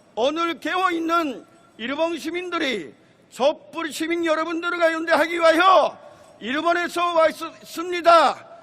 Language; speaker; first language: Korean; non-native, fluent; Japanese